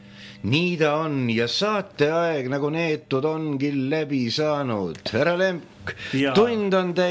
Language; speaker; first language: Estonian; native; Estonian